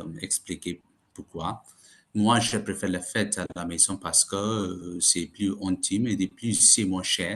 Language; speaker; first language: French; non-native, fluent; Tamil